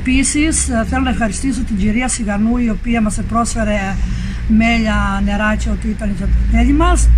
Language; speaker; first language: Greek; native; Greek